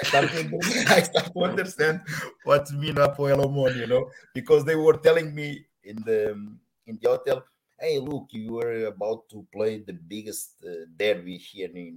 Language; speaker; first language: English; non-native, learner; Portuguese